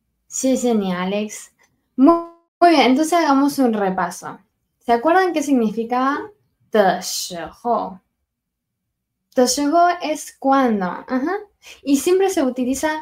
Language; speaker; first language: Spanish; non-native, fluent; Chinese